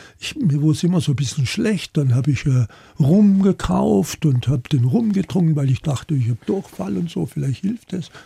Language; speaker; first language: German; native; German